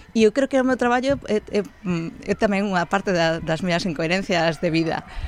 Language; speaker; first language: Galician; non-native, local second language; Spanish